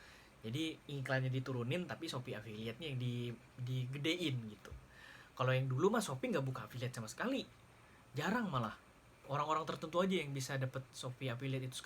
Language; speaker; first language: Indonesian; native; Indonesian